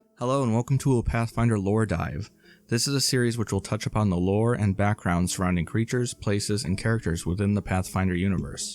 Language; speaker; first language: English; native; English